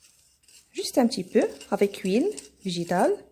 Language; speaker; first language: French; non-native, local second language; Arabic